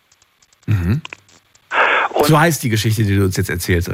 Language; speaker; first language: German; native; German